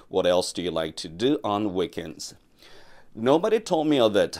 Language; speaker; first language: English; non-native, fluent; Korean